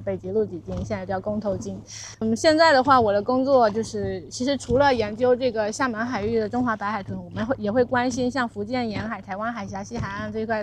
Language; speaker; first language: Chinese; native; Chinese